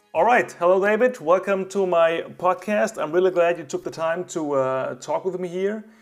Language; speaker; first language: English; non-native, fluent; German